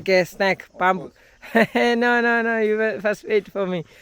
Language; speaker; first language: English; non-native, learner; Malayalam